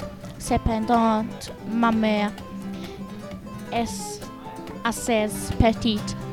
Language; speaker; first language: French; non-native, learner; English